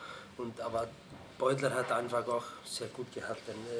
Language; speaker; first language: German; non-native, fluent; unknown